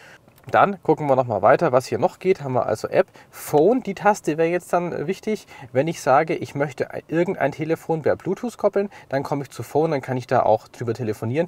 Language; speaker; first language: German; native; German